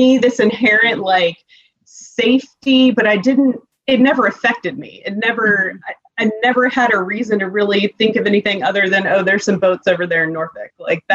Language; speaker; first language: English; native; English